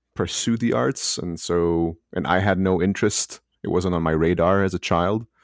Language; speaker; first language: English; early bilingual, other home language; Hebrew